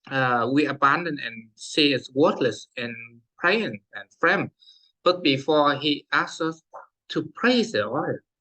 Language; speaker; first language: English; non-native, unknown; Vietnamese